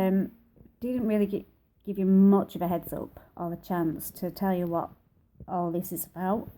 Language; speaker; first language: English; native; English